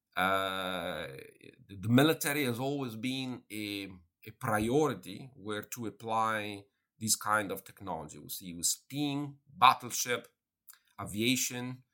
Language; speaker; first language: English; non-native, fluent; Italian